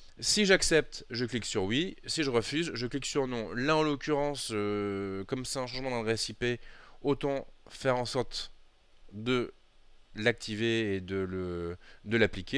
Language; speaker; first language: French; native; French